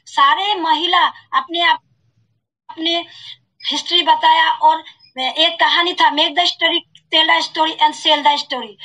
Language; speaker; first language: Hindi; non-native, local second language; Assamese